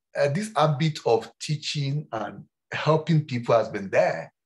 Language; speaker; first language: English; non-native, local second language; Yoruba